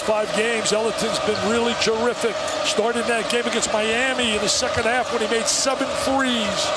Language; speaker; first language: English; native; English